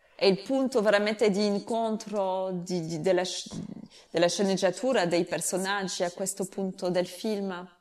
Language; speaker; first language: Italian; non-native, fluent; French